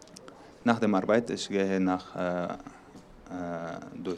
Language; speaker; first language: German; non-native, learner; Arabic